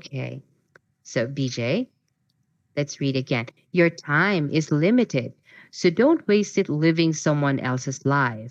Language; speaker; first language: English; non-native, fluent; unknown